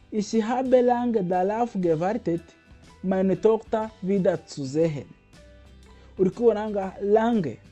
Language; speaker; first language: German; non-native, fluent; Kinyarwanda